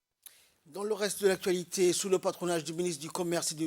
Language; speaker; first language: French; native; French